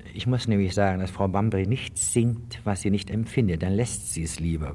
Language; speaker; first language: German; native; German